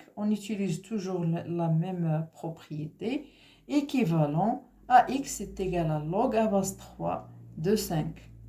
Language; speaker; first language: French; non-native, local second language; Arabic